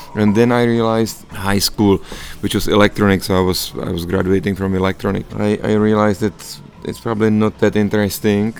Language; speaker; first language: English; non-native, fluent; Czech